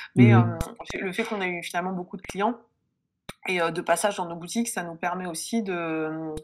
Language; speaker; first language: French; native; French